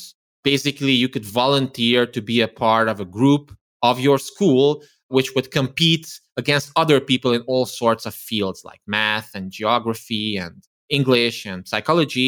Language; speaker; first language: English; non-native, fluent; Romanian